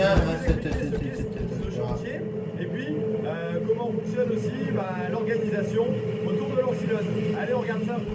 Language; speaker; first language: French; native; French